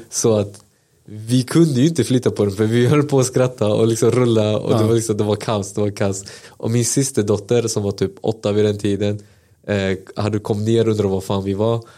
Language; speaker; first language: Swedish; early bilingual, other home language; Spanish